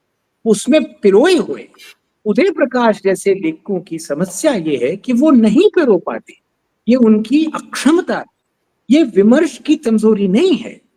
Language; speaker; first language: Hindi; native; Hindi